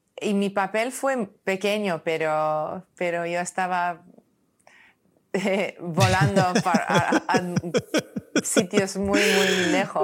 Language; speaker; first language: Spanish; non-native, learner; English